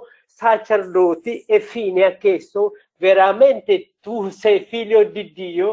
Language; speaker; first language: Italian; non-native, learner; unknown